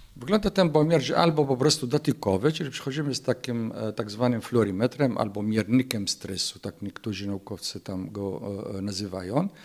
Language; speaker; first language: Polish; non-native, fluent; Arabic